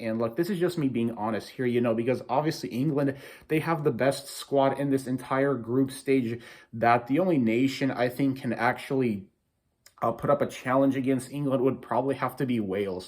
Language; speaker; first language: English; native; English